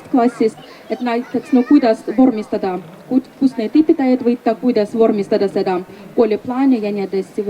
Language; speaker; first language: Estonian; non-native, fluent; Russian